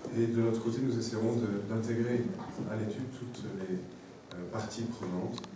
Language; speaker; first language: French; native; French